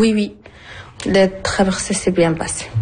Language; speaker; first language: French; non-native, learner; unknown